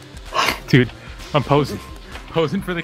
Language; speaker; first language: English; native; English